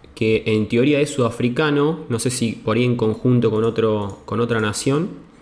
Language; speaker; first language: Spanish; native; Spanish